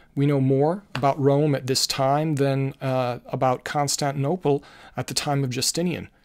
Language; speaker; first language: English; native; English